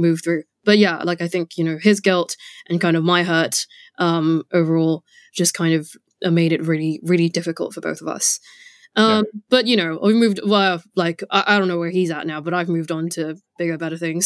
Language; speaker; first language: English; non-native, local second language; Cantonese